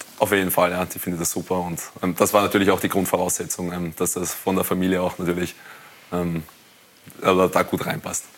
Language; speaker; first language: German; native; German